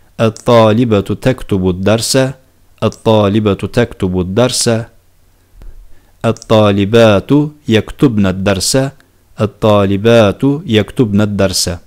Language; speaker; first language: Arabic; non-native, fluent; Turkish